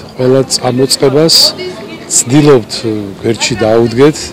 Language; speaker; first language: Georgian; native; Georgian